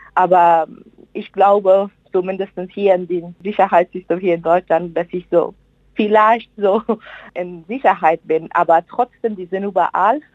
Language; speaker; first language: German; non-native, fluent; Persian